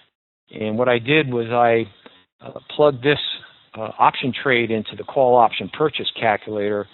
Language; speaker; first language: English; native; English